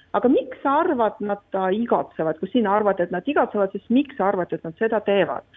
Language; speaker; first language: Estonian; non-native, local second language; Russian